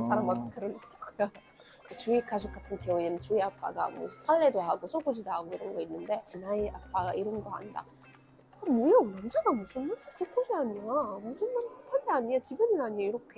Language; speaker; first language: Korean; non-native, fluent; Arabic